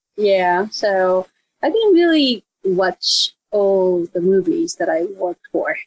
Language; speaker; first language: English; non-native, fluent; Japanese